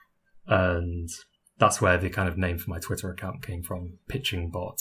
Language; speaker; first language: English; native; English